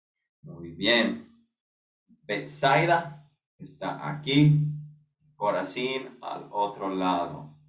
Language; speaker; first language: Spanish; non-native, fluent; English